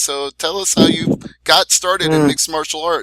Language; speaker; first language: English; native; English